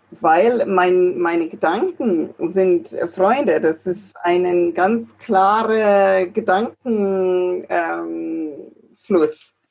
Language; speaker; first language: German; non-native, fluent; English